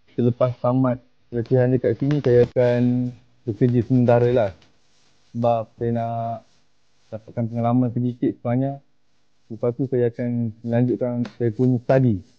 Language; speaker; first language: Malay; native; Malay